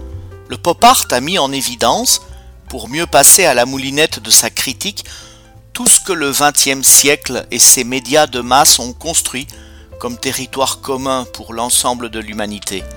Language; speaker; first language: French; native; French